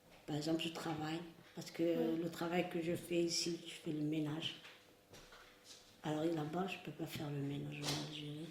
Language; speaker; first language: French; non-native, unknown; Arabic